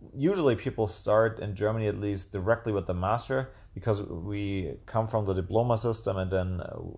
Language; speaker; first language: English; non-native, fluent; German